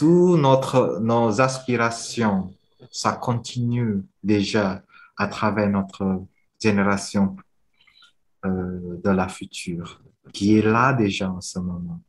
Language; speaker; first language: French; non-native, fluent; Vietnamese